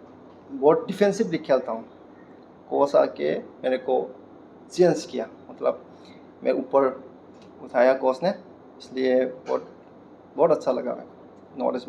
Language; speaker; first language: Hindi; non-native, local second language; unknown